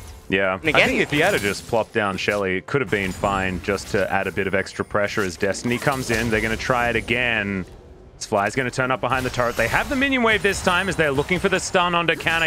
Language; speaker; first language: English; native; English